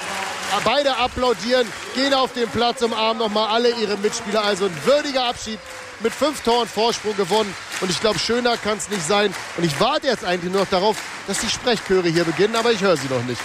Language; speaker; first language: German; native; German